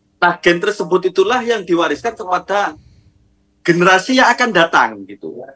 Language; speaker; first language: Indonesian; non-native, local second language; Madurese